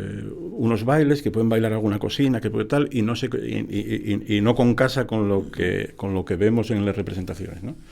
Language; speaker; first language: Spanish; native; Spanish